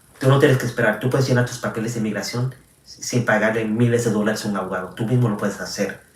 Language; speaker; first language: Spanish; early bilingual, heritage; Spanish